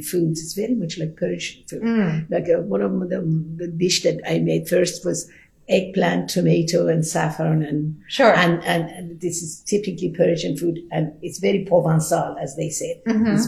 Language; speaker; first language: English; non-native, fluent; Persian